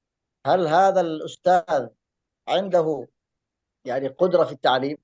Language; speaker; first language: Arabic; native; Arabic